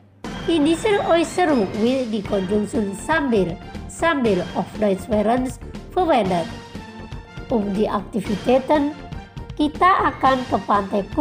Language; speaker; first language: German; non-native, learner; Indonesian